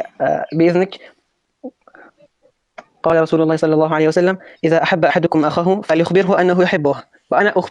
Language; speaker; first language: Arabic; non-native, fluent; Turkish